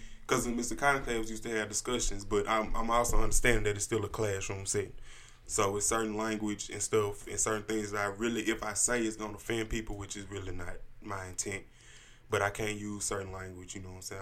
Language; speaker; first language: English; native; English